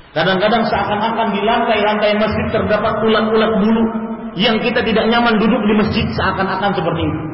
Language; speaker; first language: Indonesian; native; Indonesian